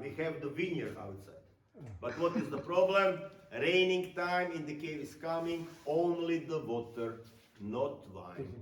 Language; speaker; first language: English; non-native, learner; Croatian